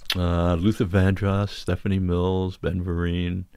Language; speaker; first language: English; native; English